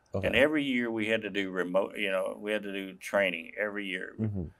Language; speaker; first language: English; native; English